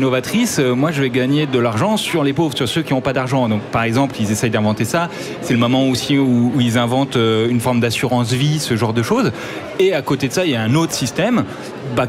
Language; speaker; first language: French; native; French